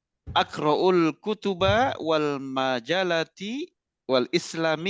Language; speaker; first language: Arabic; non-native, learner; Indonesian